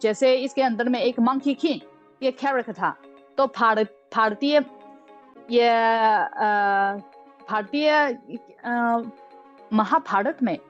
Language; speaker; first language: Hindi; non-native, fluent; Chinese